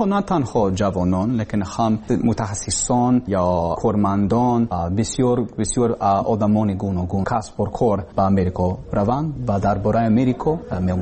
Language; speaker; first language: Persian; non-native, learner; English